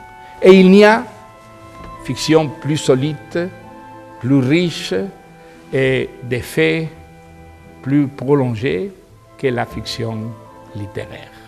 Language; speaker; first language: French; non-native, fluent; Spanish